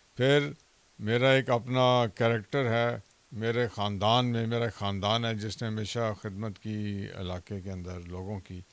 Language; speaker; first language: Urdu; non-native, local second language; Punjabi